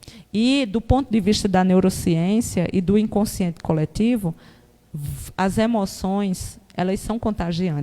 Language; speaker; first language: Portuguese; native; Portuguese